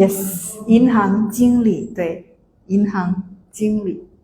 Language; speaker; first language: Chinese; non-native, fluent; Indonesian